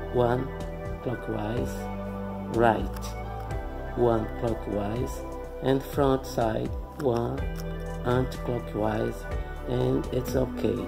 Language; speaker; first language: English; non-native, learner; Portuguese